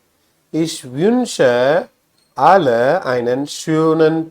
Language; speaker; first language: German; non-native, learner; Tamil